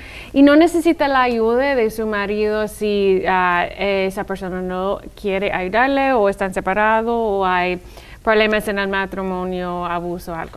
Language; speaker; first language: Spanish; non-native, fluent; English